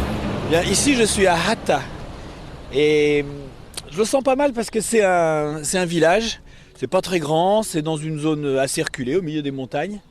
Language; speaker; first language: French; native; French